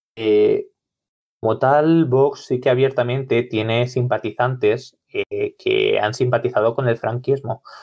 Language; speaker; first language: Spanish; non-native, local second language; Catalan